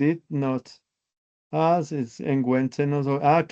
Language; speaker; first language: English; non-native, learner; Spanish